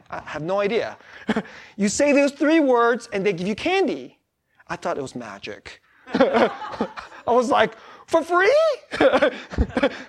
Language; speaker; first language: English; early bilingual, other home language; Korean